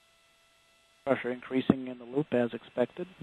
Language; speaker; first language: English; native; English